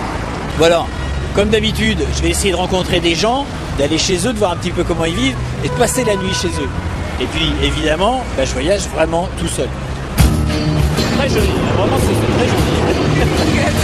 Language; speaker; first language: French; native; French